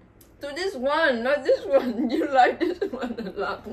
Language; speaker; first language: English; non-native, learner; Vietnamese